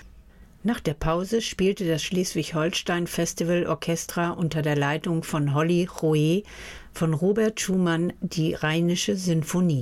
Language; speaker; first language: German; native; German